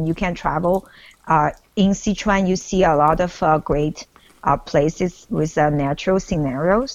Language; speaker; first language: English; non-native, fluent; Chinese